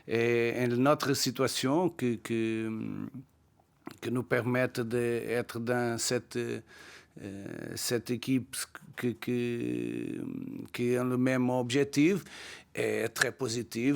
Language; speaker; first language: French; non-native, learner; Portuguese